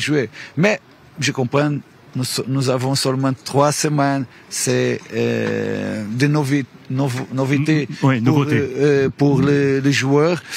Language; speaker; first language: French; non-native, learner; Portuguese